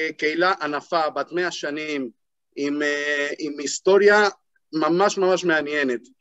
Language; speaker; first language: Hebrew; non-native, fluent; Spanish